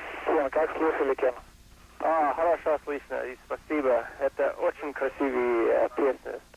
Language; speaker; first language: Russian; non-native, learner; English